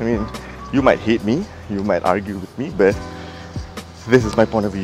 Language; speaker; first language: English; non-native, local second language; Malay